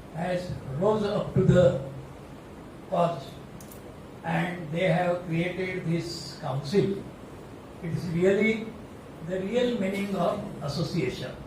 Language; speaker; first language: English; non-native, local second language; Marathi